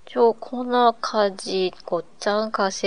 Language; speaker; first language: Korean; non-native, learner; Japanese